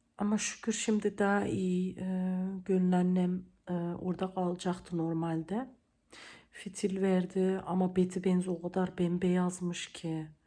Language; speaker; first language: Turkish; early bilingual, heritage; Turkish